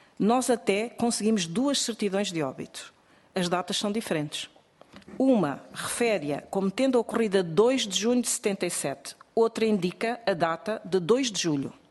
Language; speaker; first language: Portuguese; native; Portuguese